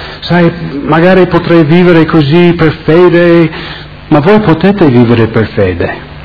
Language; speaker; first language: Italian; non-native, fluent; English